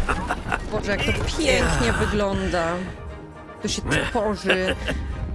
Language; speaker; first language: Polish; native; Polish